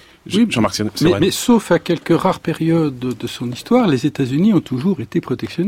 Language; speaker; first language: French; native; French